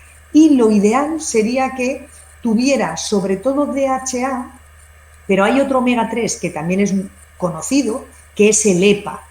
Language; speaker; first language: Spanish; native; Spanish